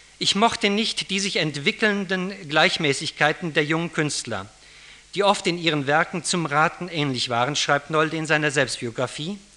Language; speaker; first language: German; native; German